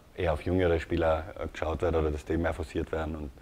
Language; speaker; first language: German; native; German